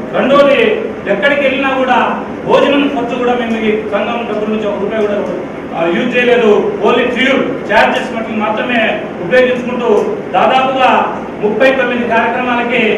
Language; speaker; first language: Telugu; non-native, local second language; Lambadi